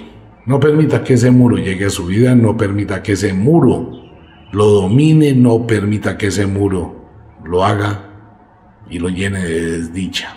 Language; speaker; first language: Spanish; native; Spanish